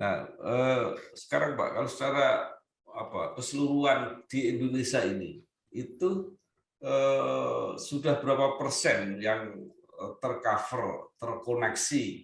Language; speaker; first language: Indonesian; native; Indonesian